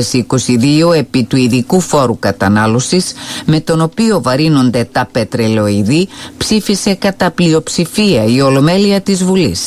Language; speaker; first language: Greek; native; Greek